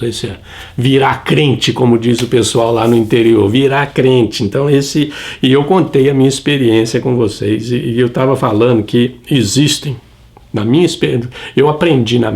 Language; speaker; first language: Portuguese; native; Portuguese